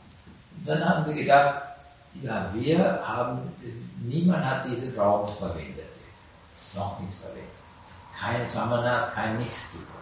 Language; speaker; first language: German; non-native, learner; Sinhala